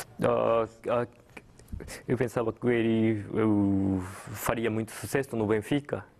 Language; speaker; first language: Portuguese; non-native, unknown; Japanese